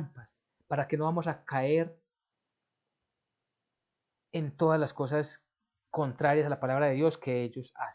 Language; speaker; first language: Spanish; native; Spanish